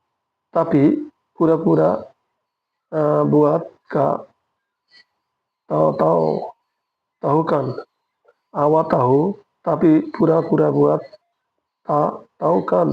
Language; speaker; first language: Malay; non-native, fluent; Bangla